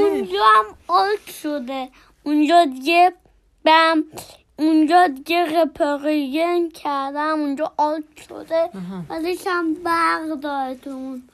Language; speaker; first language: Persian; early bilingual, heritage; Persian